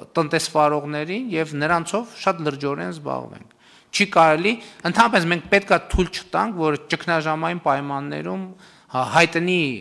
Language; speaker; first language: Armenian; native; Armenian